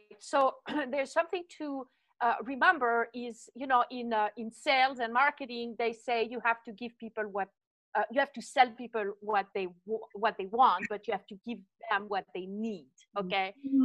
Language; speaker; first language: English; non-native, fluent; French